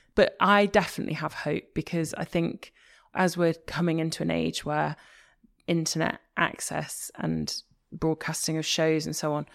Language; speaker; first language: English; native; English